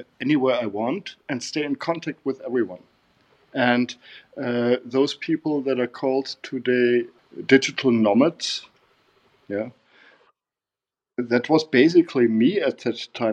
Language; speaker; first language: English; non-native, fluent; German